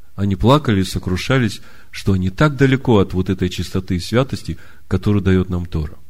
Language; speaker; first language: Russian; native; Russian